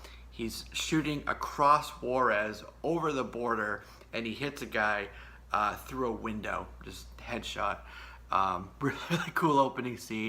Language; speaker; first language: English; native; English